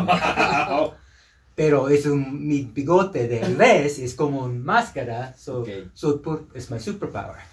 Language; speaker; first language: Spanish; non-native, local second language; English